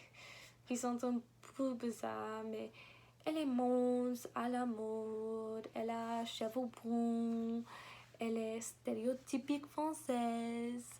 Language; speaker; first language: French; non-native, learner; English